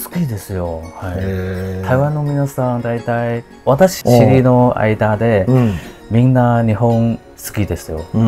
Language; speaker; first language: Japanese; non-native, learner; Chinese